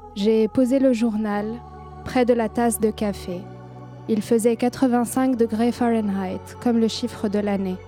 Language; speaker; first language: French; non-native, fluent; Arabic